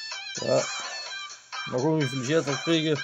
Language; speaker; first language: German; native; German